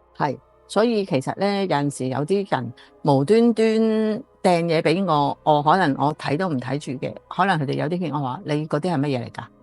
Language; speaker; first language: Cantonese; native; Cantonese